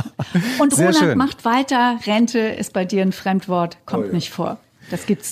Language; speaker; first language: German; native; German